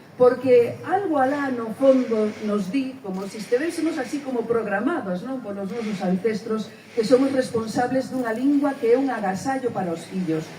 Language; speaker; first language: Galician; early bilingual, heritage; Spanish